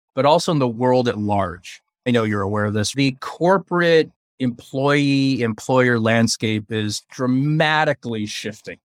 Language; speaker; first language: English; early bilingual, other home language; Chinese